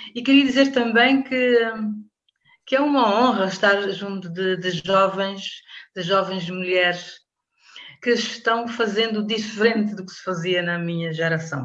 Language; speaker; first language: Portuguese; non-native, local second language; Kabuverdianu